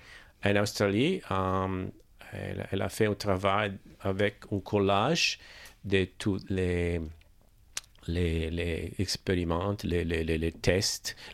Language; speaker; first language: French; non-native, learner; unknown